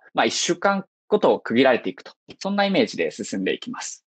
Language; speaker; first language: Japanese; native; Japanese